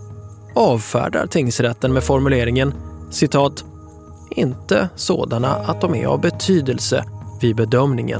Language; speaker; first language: Swedish; native; Swedish